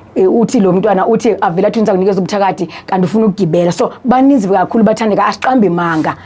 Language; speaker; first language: Zulu; non-native, local second language; Xhosa